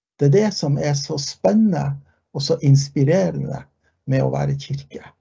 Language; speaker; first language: Norwegian; early bilingual, heritage; Norwegian